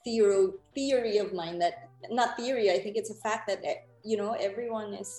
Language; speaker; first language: English; non-native, local second language; Filipino